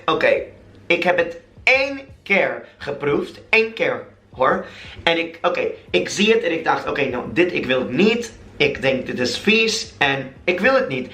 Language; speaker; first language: Dutch; non-native, learner; English